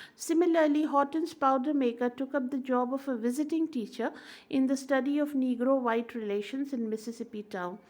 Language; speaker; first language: English; non-native, local second language; Hindi